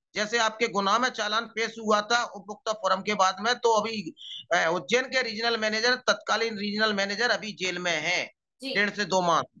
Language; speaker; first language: Hindi; native; Hindi